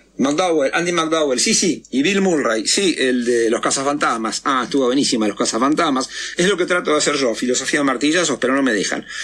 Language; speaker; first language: Spanish; native; Spanish